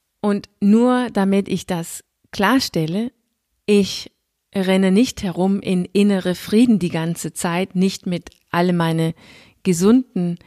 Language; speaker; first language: German; non-native, fluent; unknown